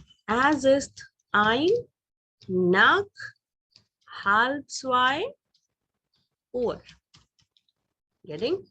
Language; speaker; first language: German; non-native, fluent; Hindi